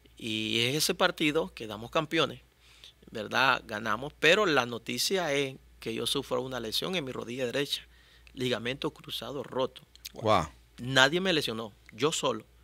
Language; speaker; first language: Spanish; native; Spanish